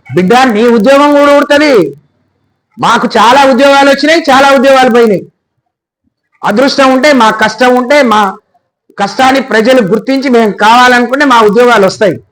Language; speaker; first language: Telugu; non-native, local second language; Lambadi